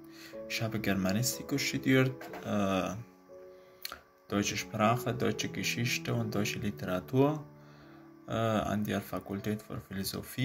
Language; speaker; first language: German; non-native, fluent; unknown